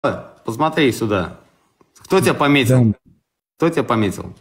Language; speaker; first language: Russian; native; Russian